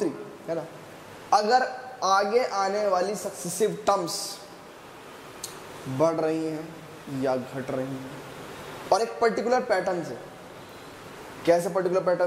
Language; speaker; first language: Hindi; native; Hindi